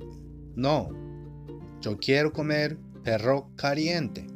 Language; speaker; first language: Spanish; non-native, fluent; Japanese